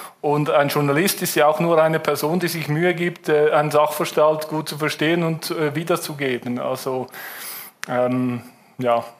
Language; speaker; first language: German; native; German